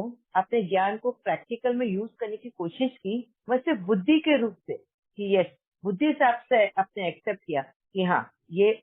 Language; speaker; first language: Hindi; native; Hindi